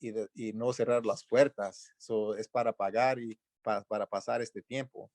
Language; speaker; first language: Spanish; early bilingual, heritage; Spanish